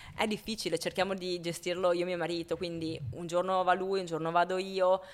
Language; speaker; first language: Italian; native; Italian